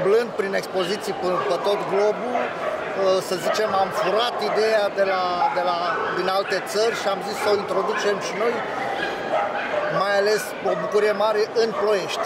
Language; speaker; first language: Romanian; native; Romanian